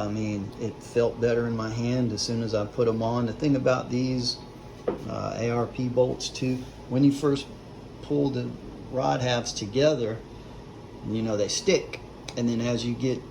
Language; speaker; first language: English; native; English